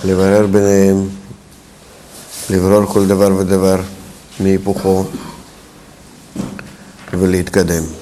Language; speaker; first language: Hebrew; non-native, fluent; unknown